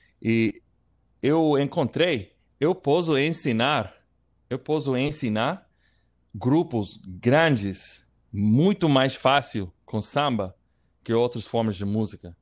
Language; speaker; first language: Portuguese; non-native, learner; English